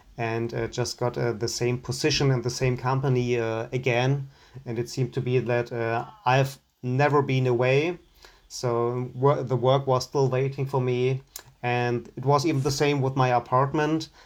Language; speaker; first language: English; non-native, fluent; German